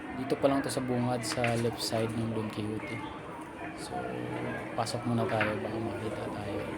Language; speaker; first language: Filipino; native; Filipino